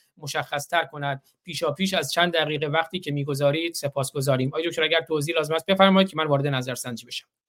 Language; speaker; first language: Persian; non-native, local second language; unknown